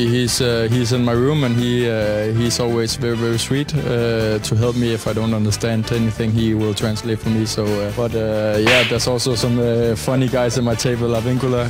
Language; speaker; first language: English; non-native, fluent; Danish